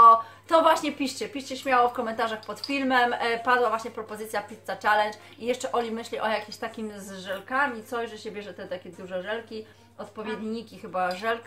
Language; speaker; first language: Polish; native; Polish